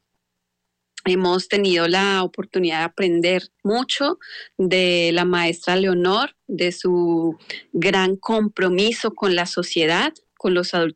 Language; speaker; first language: Spanish; native; Spanish